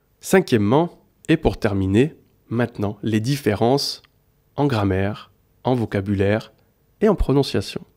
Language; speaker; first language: French; native; French